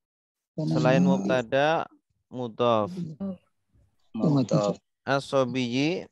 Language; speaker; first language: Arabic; non-native, fluent; Indonesian